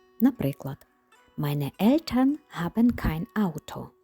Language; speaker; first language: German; non-native, fluent; Ukrainian